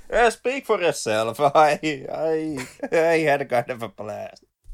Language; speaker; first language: English; non-native, fluent; Finnish